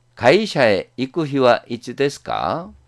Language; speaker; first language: Japanese; non-native, fluent; Korean